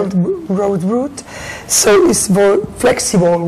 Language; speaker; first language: English; non-native, learner; Spanish